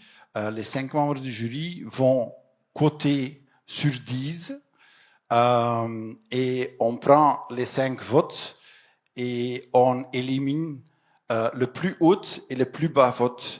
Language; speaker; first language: French; non-native, fluent; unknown